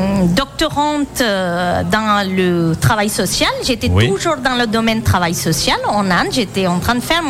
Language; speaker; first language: French; non-native, fluent; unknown